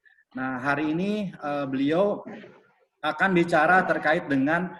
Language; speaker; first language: Indonesian; native; Indonesian